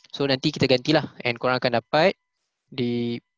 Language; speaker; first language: English; non-native, local second language; Malay